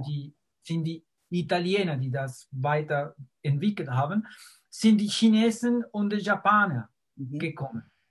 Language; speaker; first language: German; non-native, fluent; Spanish